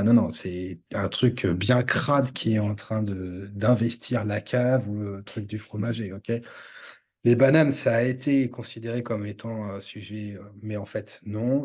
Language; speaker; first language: French; native; French